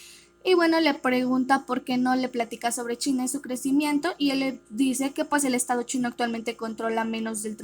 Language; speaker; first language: Spanish; native; Spanish